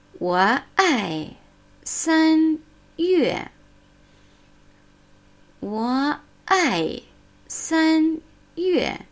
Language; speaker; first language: Chinese; non-native, fluent; German